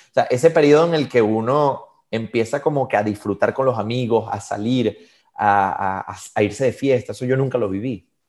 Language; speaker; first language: Spanish; native; Spanish